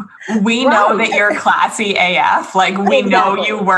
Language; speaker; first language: English; native; English